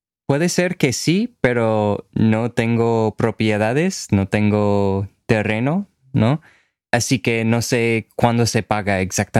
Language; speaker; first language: Spanish; non-native, fluent; English